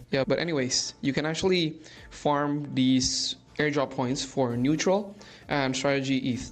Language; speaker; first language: English; non-native, fluent; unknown